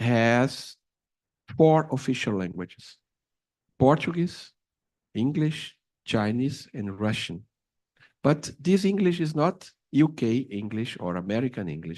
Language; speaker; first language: English; non-native, fluent; Portuguese